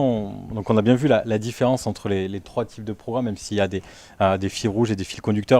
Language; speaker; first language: French; native; French